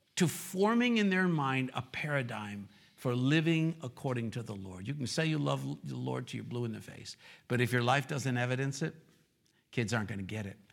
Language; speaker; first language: English; native; English